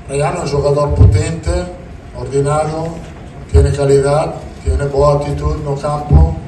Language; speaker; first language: Portuguese; non-native, fluent; Italian